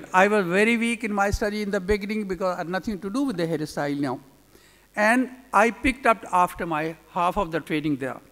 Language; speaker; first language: English; non-native, local second language; Urdu